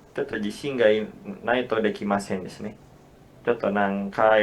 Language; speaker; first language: Japanese; non-native, fluent; Indonesian